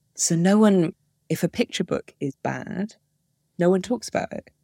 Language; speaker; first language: English; native; English